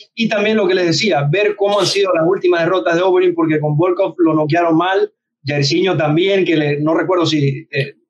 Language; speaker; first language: Spanish; native; Spanish